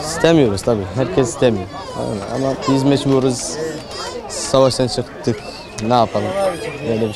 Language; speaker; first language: Turkish; non-native, learner; Arabic